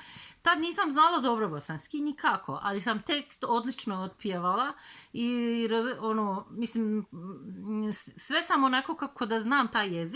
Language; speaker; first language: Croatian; non-native, fluent; Turkish